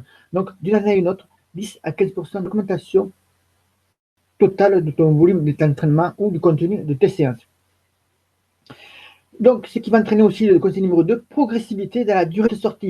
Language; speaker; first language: French; native; French